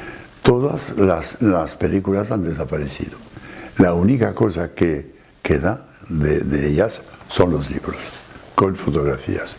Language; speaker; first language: Spanish; non-native, fluent; French